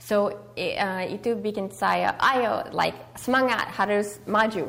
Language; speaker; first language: Indonesian; early bilingual, heritage; Indonesian